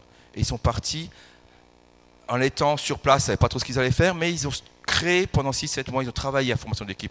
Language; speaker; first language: French; native; French